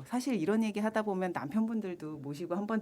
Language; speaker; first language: Korean; native; Korean